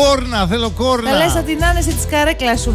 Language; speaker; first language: Greek; native; Greek